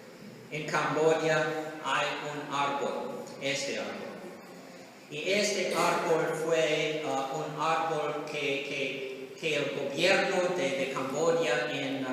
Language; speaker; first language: Spanish; non-native, learner; English